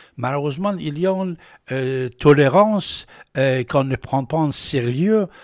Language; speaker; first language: French; non-native, fluent; Persian